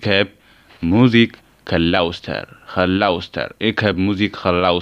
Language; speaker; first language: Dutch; non-native, learner; Tigrinya